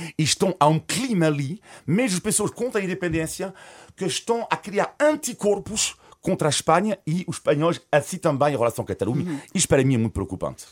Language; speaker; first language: Portuguese; non-native, fluent; French